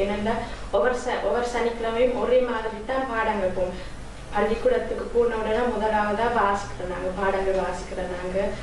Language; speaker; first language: Tamil; early bilingual, heritage; Tamil